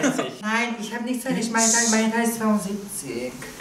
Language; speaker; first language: German; non-native, local second language; Italian